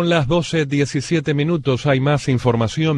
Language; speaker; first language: Spanish; native; Spanish